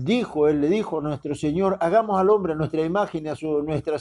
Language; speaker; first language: Spanish; native; Spanish